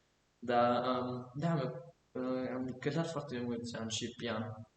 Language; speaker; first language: Romanian; early bilingual, heritage; German